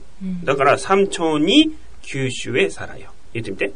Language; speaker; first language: Japanese; native; Japanese